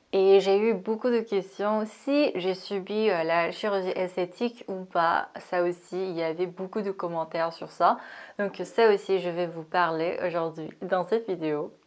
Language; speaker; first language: French; non-native, fluent; Korean